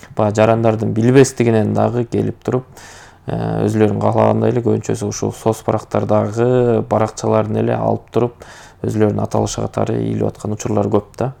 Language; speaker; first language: Kyrgyz; native; Kyrgyz